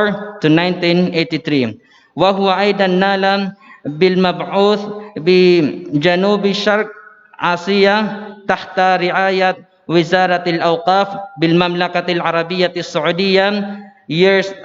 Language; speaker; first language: Arabic; non-native, fluent; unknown